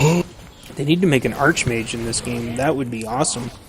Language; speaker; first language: English; native; English